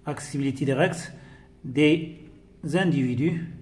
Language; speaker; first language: French; non-native, local second language; Arabic